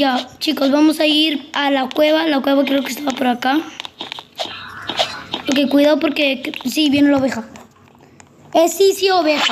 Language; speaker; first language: Spanish; native; Spanish